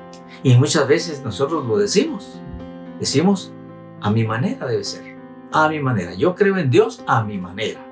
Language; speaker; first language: Spanish; native; Spanish